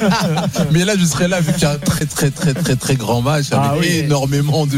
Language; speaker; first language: French; native; French